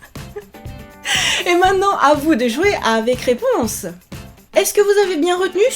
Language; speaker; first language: French; native; French